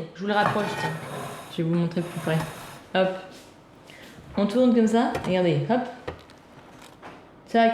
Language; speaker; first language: French; native; French